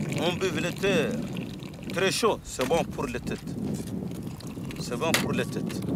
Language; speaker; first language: French; non-native, learner; Arabic